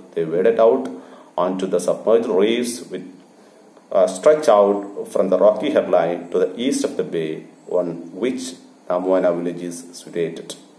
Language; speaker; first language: English; non-native, local second language; Malayalam